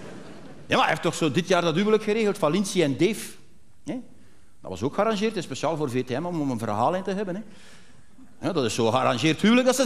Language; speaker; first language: Dutch; native; Dutch